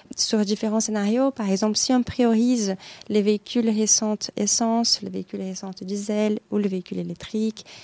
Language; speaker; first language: French; non-native, fluent; Portuguese